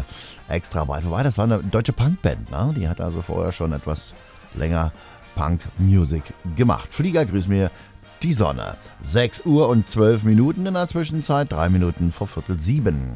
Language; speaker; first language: German; native; German